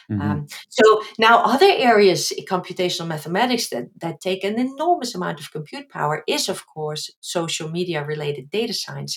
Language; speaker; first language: English; non-native, fluent; Dutch